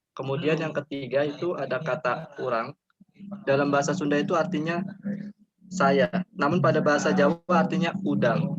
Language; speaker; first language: Indonesian; non-native, local second language; Javanese